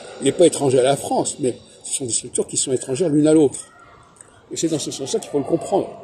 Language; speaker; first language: French; native; French